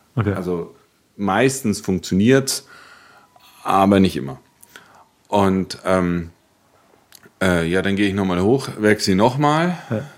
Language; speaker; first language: German; native; German